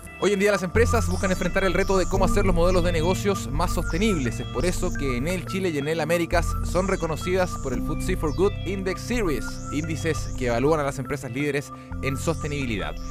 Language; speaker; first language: Spanish; native; Spanish